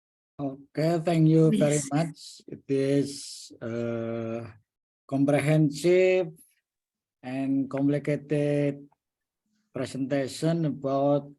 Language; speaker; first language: English; non-native, learner; Indonesian